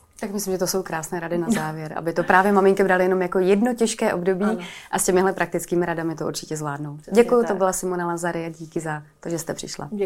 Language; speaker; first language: Czech; native; Czech